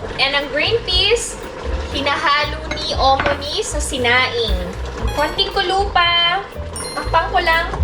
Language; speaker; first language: Filipino; native; Filipino